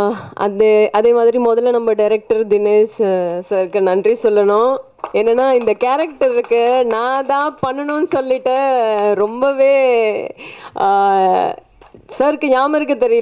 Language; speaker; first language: Tamil; non-native, local second language; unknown